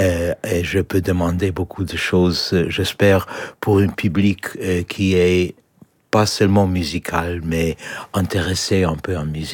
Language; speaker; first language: French; non-native, fluent; English